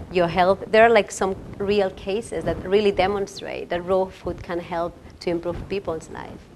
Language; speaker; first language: English; non-native, fluent; Spanish